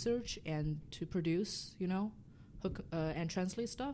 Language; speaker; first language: English; non-native, fluent; Chinese